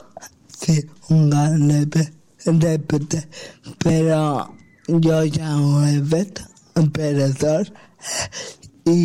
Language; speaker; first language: Catalan; non-native, local second language; Spanish